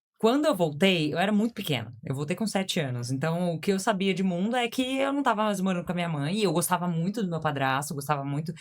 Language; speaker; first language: Portuguese; native; Portuguese